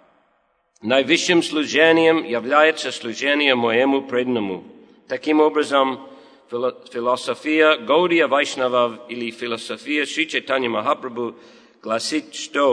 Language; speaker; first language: Russian; non-native, fluent; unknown